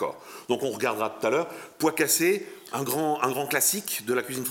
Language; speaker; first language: French; native; French